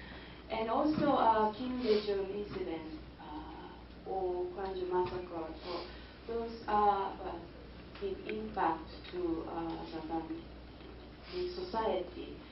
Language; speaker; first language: English; non-native, fluent; Japanese